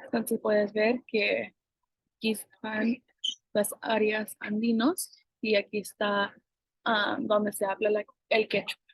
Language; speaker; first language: Spanish; non-native, fluent; English